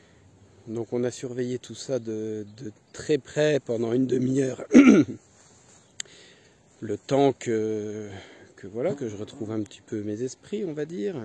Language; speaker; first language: French; native; French